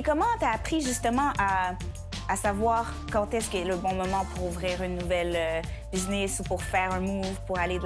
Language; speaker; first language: French; native; French